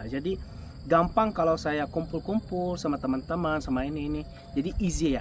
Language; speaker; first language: Indonesian; non-native, fluent; Arabic